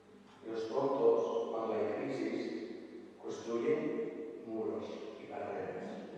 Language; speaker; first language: Spanish; non-native, fluent; Italian